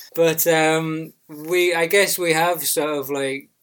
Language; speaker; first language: English; native; English